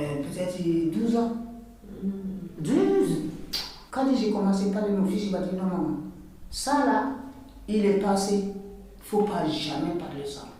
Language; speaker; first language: French; non-native, learner; Bambara